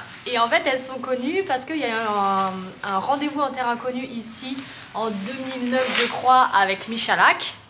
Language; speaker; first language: French; native; French